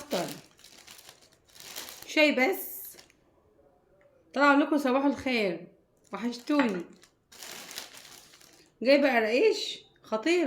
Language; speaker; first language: Arabic; native; Arabic